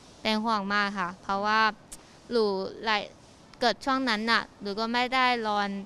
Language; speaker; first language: Thai; non-native, learner; Chinese